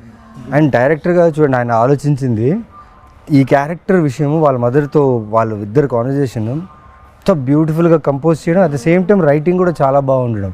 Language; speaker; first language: Telugu; native; Telugu